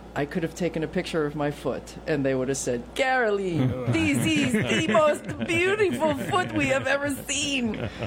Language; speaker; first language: English; native; English